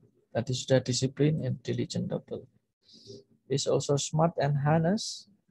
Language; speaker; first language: English; non-native, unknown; Indonesian